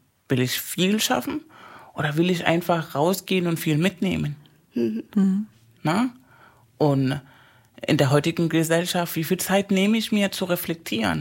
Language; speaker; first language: German; non-native, fluent; Spanish